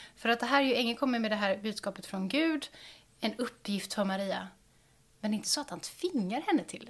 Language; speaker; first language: Swedish; native; Swedish